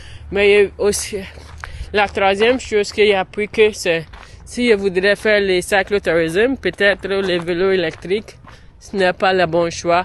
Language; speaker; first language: French; non-native, learner; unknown